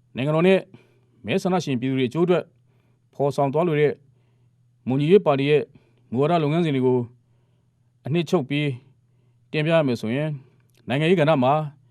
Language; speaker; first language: Burmese; non-native, local second language; Mon